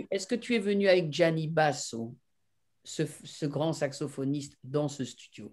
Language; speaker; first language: French; native; French